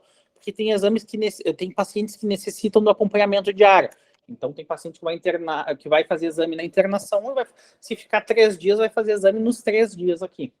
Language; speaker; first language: Portuguese; native; Portuguese